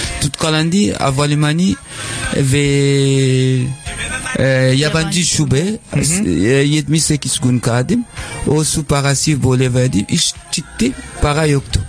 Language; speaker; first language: Turkish; non-native, learner; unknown